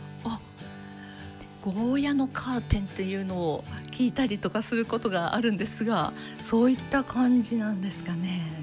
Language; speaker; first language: Japanese; native; Japanese